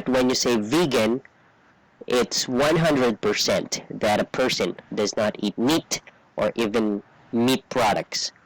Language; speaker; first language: English; non-native, fluent; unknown